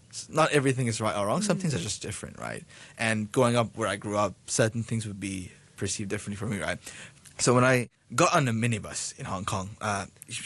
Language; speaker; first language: English; non-native, local second language; Bangla